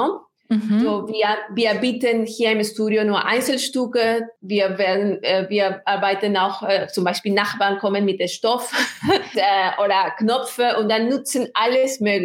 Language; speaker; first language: German; non-native, fluent; Spanish